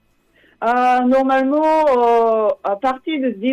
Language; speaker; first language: French; non-native, fluent; Japanese